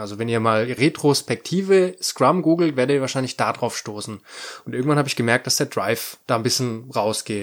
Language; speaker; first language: German; native; German